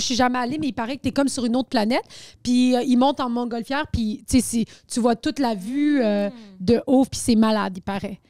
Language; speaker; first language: French; native; French